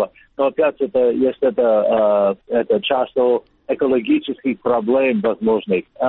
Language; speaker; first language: Russian; non-native, learner; English